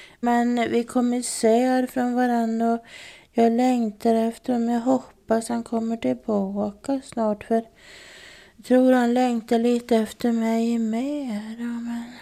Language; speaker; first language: Swedish; native; Swedish